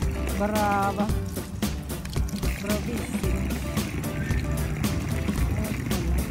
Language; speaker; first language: Italian; non-native, learner; Filipino